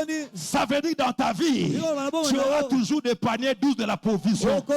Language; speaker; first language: French; non-native, local second language; Lingala